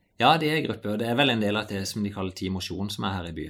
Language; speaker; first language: Norwegian; native; Norwegian